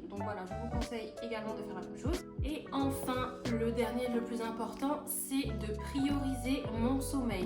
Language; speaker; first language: French; native; French